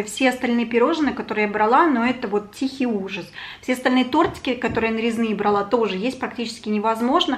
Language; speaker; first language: Russian; native; Russian